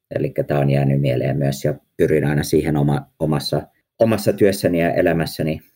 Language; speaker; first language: Finnish; early bilingual, heritage; Finnish